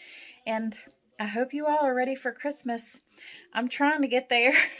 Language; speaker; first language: English; native; English